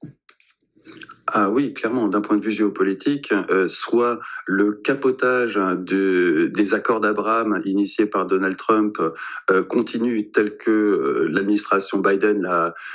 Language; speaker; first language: French; native; French